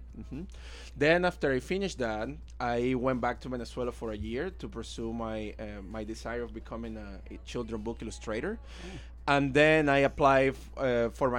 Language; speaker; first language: English; non-native, fluent; Spanish